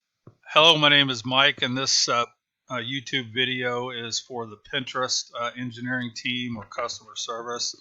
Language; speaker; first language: English; native; English